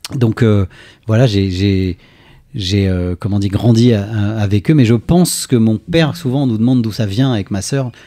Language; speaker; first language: French; native; French